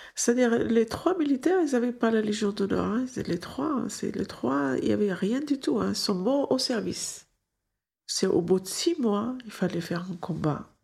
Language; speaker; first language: French; non-native, local second language; Arabic